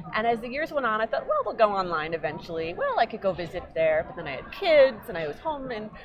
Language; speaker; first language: English; native; English